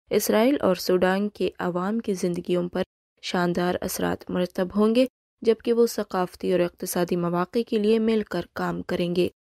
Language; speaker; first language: Urdu; non-native, local second language; Baluchi